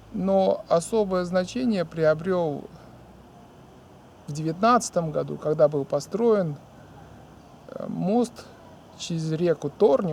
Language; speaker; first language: Russian; native; Russian